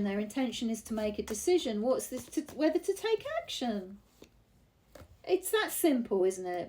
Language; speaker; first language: English; native; English